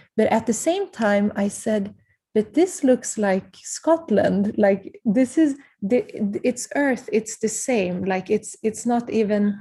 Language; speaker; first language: English; early bilingual, other home language; Kurdish